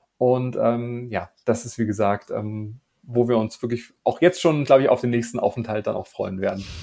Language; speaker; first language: German; native; German